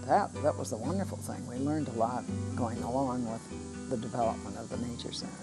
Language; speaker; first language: English; native; English